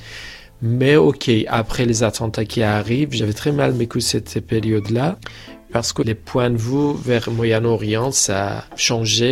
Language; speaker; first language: French; non-native, fluent; Persian